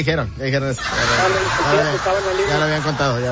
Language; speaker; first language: Spanish; native; Spanish